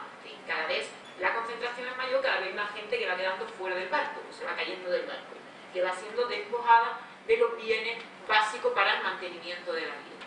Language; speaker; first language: Spanish; native; Spanish